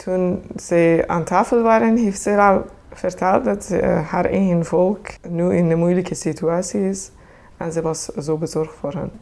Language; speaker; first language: Dutch; non-native, fluent; Persian